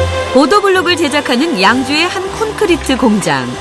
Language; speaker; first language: Korean; native; Korean